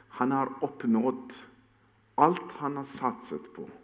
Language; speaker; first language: Norwegian; non-native, fluent; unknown